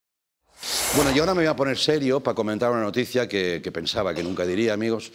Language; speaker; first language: Spanish; native; Spanish